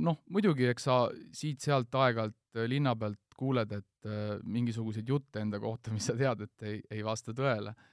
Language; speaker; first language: Estonian; native; Estonian